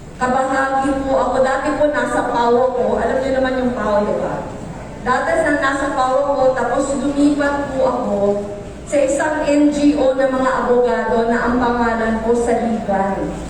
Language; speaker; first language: Filipino; non-native, local second language; Bikol